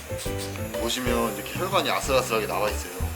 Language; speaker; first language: Korean; native; Korean